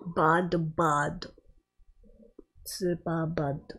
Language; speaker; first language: English; non-native, learner; Japanese